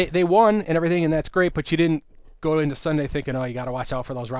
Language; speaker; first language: English; native; English